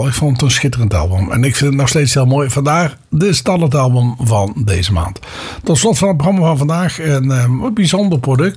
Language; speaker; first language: Dutch; native; Dutch